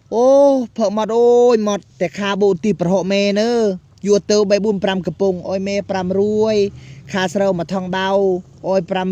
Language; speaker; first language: Khmer; native; Khmer